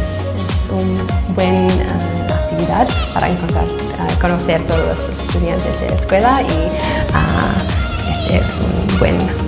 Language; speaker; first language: Spanish; non-native, learner; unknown